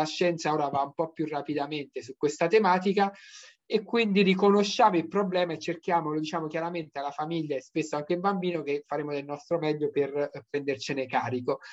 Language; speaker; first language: Italian; native; Italian